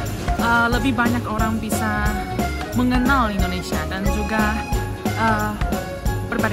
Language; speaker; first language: Indonesian; non-native, fluent; Chinese